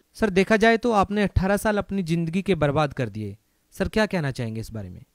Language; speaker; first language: Hindi; native; Hindi